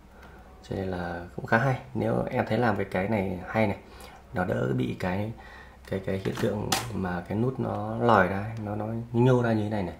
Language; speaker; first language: Vietnamese; native; Vietnamese